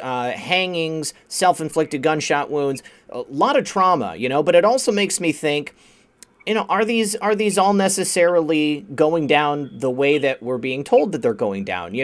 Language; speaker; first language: English; native; English